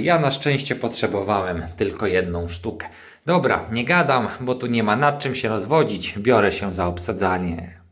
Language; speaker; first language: Polish; native; Polish